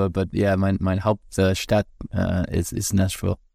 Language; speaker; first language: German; non-native, learner; English